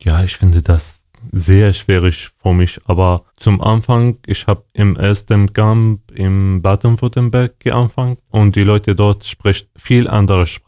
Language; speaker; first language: German; non-native, learner; Arabic